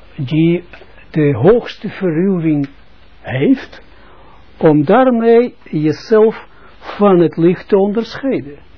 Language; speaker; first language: Dutch; non-native, fluent; Russian